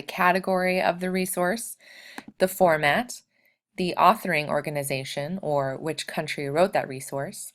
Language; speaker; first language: English; native; English